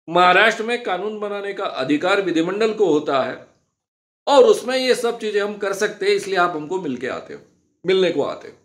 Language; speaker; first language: Hindi; non-native, local second language; Marathi